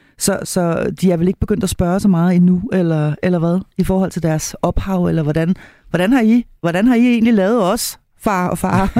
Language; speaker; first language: Danish; native; Danish